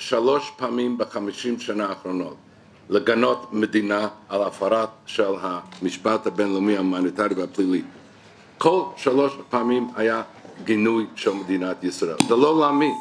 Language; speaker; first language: Hebrew; non-native, fluent; English